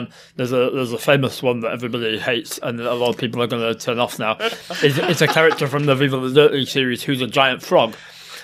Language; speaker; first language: English; native; English